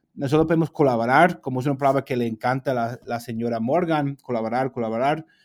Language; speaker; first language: Spanish; non-native, fluent; English